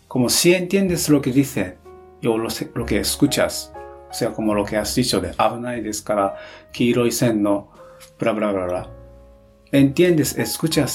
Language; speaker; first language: Spanish; non-native, fluent; Japanese